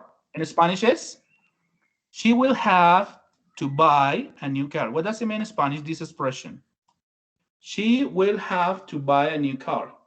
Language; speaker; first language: English; non-native, learner; Spanish